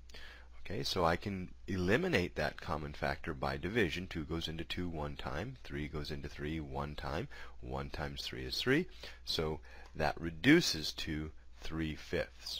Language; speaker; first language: English; native; English